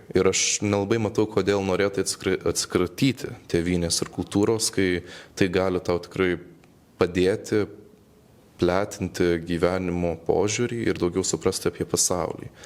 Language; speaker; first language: Lithuanian; early bilingual, heritage; Lithuanian